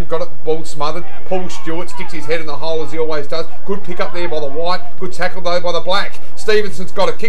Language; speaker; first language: English; native; English